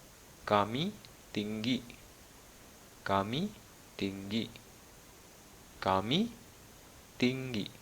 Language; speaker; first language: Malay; non-native, fluent; Malayalam